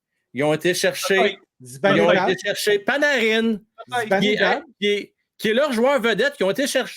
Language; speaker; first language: French; native; French